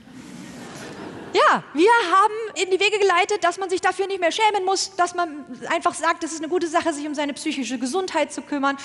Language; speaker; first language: German; native; German